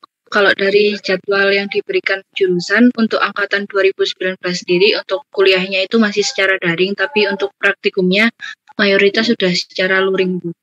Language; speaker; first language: Indonesian; native; Indonesian